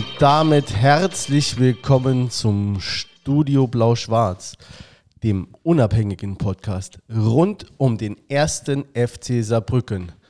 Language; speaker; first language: German; native; German